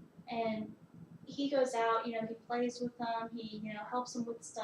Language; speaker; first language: English; native; English